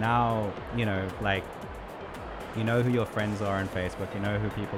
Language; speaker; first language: English; native; English